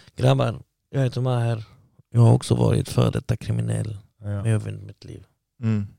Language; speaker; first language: Swedish; early bilingual, other home language; Arabic